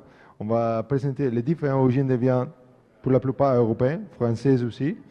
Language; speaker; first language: French; non-native, fluent; Italian